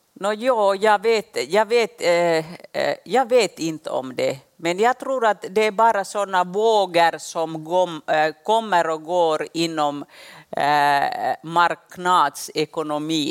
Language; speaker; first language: Swedish; non-native, local second language; Finnish